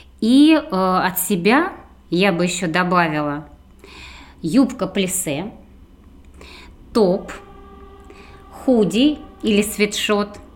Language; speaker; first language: Russian; native; Russian